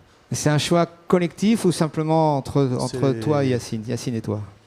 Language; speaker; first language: French; native; French